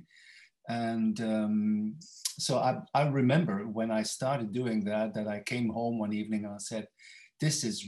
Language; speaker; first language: English; non-native, fluent; Dutch